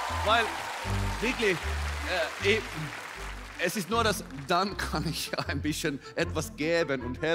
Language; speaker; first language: German; non-native, learner; Finnish